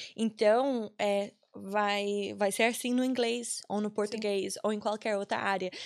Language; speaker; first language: Portuguese; non-native, fluent; English